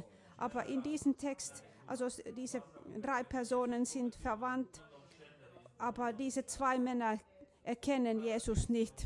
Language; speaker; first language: German; non-native, fluent; Finnish